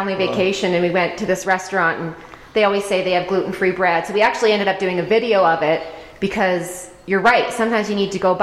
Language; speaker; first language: English; native; English